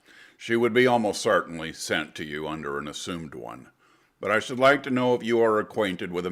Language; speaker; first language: English; native; English